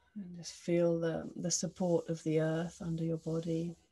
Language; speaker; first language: English; early bilingual, heritage; English